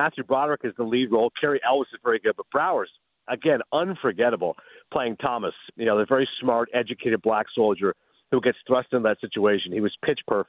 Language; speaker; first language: English; native; English